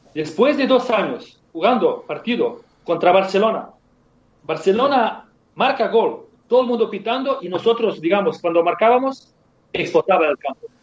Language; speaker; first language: Spanish; non-native, fluent; Serbian